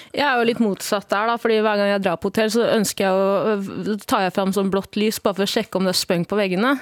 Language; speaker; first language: Norwegian; early bilingual, other home language; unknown